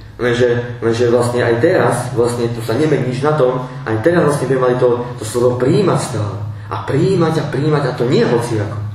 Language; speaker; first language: Slovak; non-native, local second language; Romany